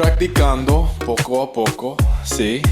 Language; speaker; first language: Spanish; non-native, learner; English